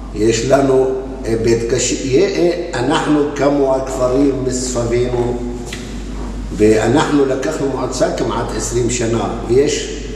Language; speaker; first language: Hebrew; non-native, local second language; Arabic